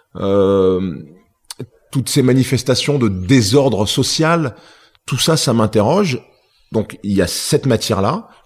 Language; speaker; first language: French; native; French